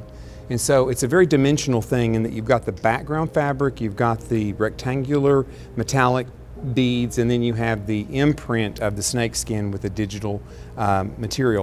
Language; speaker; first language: English; native; English